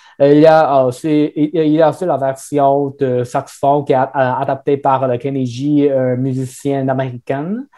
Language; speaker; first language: French; non-native, learner; Chinese